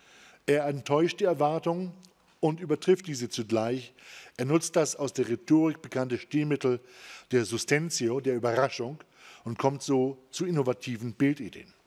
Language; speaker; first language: German; native; German